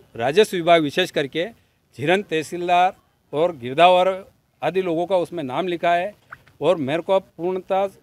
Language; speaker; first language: Hindi; native; Hindi